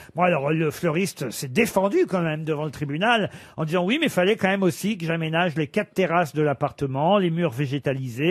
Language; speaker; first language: French; native; French